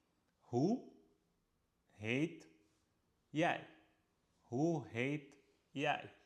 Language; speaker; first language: Dutch; non-native, fluent; Arabic